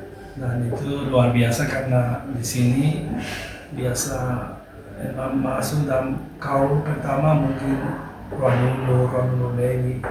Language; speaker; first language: Indonesian; non-native, learner; Spanish